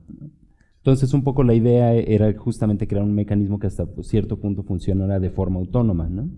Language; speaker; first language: Spanish; native; Spanish